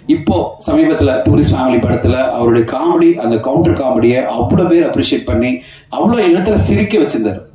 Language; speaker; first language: Tamil; native; Tamil